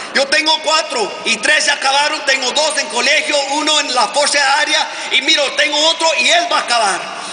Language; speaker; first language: Spanish; early bilingual, heritage; Spanish